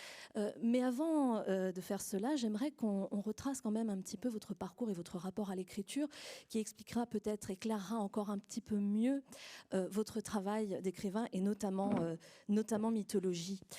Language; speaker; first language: French; native; French